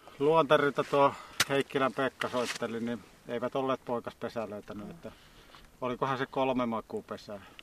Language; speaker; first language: Finnish; native; Finnish